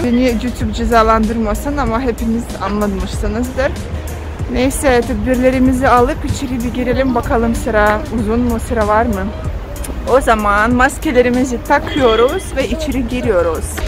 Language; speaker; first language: Turkish; non-native, fluent; Russian